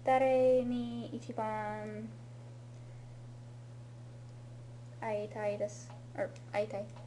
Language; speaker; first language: Japanese; non-native, learner; English